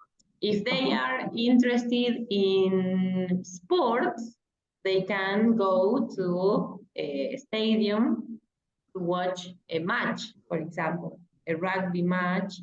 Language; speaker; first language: English; non-native, fluent; Spanish